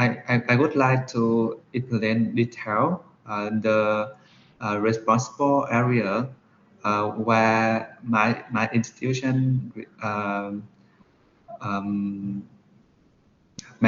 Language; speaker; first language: English; non-native, learner; Vietnamese